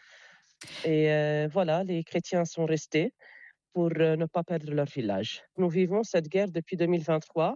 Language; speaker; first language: French; non-native, local second language; Arabic